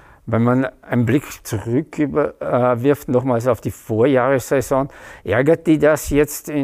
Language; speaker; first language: German; native; German